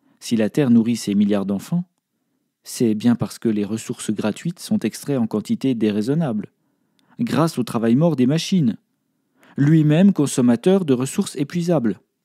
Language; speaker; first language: French; native; French